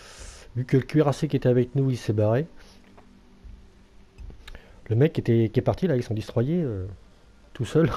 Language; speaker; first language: French; native; French